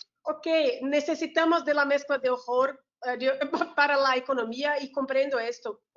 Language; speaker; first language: Spanish; non-native, learner; Portuguese